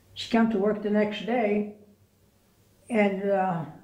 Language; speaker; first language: English; native; English